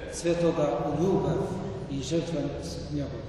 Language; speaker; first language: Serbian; non-native, learner; Arabic